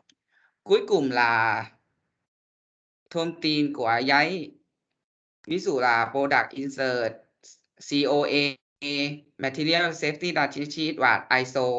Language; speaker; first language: Vietnamese; non-native, learner; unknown